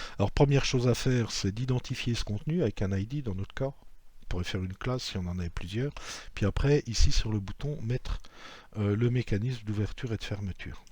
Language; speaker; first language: French; native; French